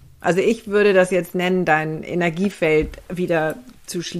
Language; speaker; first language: German; native; German